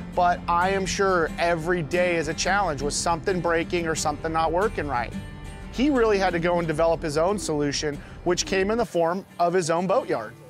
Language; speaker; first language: English; native; English